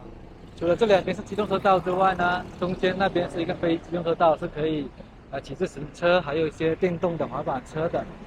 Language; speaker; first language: Chinese; native; Chinese